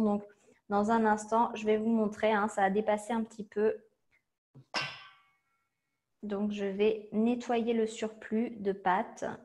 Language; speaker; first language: French; native; French